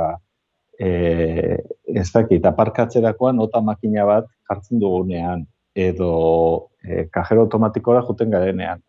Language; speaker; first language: Basque; native; Basque